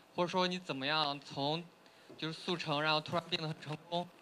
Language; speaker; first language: Chinese; native; Chinese